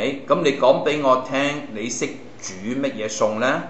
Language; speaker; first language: Cantonese; native; Cantonese